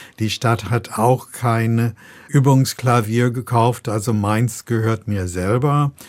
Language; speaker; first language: German; non-native, fluent; English